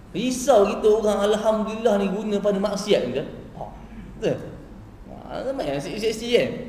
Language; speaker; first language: Malay; native; Malay